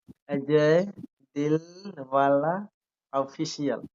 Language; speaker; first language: English; non-native, learner; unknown